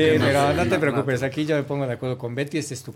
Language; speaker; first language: Spanish; native; Spanish